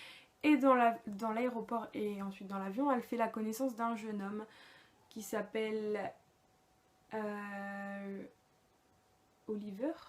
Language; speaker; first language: French; native; French